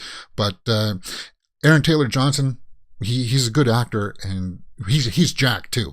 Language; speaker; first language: English; native; English